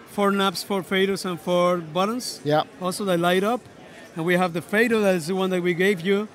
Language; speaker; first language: English; non-native, fluent; Spanish